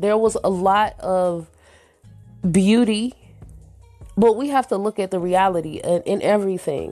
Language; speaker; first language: English; native; English